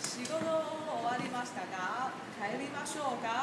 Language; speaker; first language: Japanese; non-native, learner; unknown